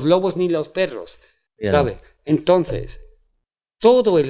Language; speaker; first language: Spanish; non-native, fluent; German